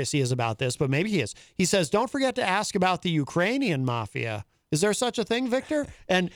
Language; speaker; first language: English; native; English